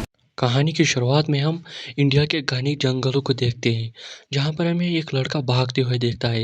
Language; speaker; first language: Hindi; native; Hindi